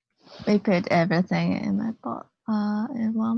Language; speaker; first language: English; non-native, learner; Japanese